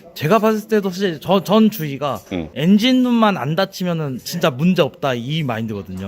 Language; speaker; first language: Korean; native; Korean